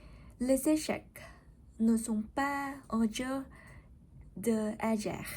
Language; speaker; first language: French; non-native, learner; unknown